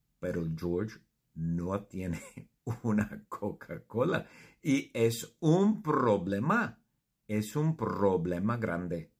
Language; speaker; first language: Spanish; non-native, fluent; English